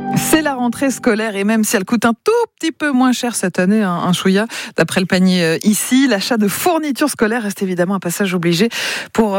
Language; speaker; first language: French; native; French